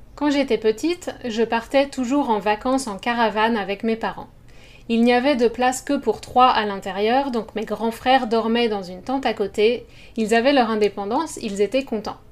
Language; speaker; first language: French; native; French